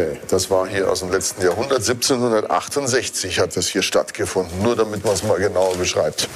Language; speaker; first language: German; native; German